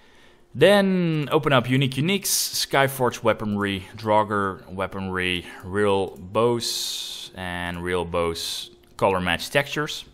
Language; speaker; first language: English; non-native, fluent; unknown